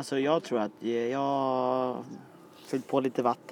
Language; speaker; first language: Swedish; native; Swedish